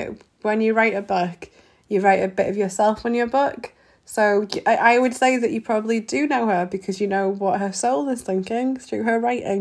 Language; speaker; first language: English; native; English